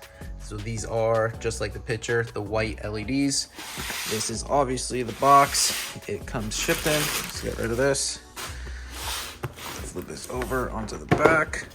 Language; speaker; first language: English; native; English